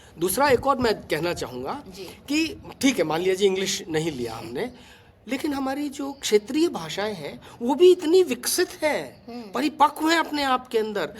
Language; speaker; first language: Hindi; native; Hindi